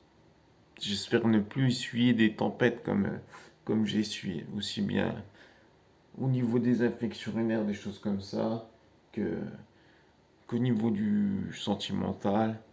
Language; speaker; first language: French; native; French